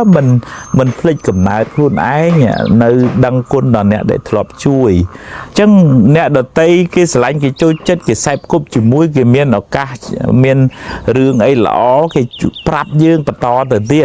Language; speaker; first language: Khmer; native; Khmer